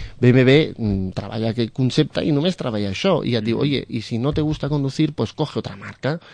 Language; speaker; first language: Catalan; non-native, local second language; Spanish